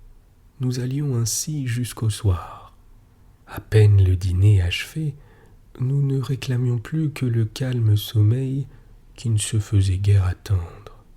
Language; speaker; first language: French; native; French